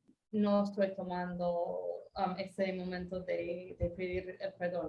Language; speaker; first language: Spanish; non-native, fluent; English